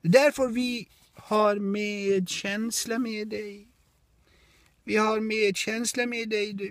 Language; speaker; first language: Swedish; non-native, fluent; Arabic